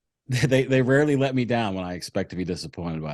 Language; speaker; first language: English; native; English